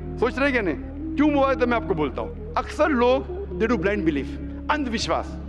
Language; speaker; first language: Hindi; non-native, local second language; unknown